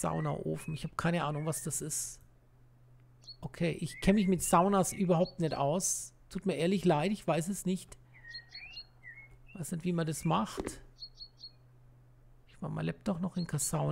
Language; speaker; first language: German; native; German